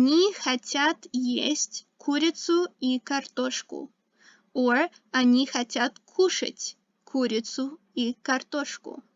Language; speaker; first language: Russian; non-native, fluent; English